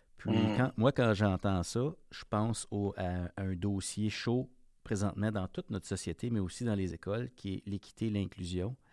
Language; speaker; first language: French; native; French